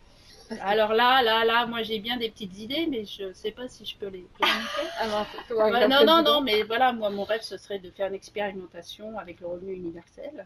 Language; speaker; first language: French; native; French